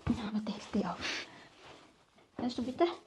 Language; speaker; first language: German; non-native, learner; Filipino